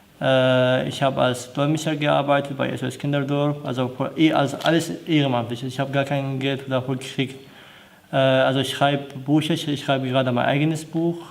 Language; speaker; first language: German; non-native, learner; Arabic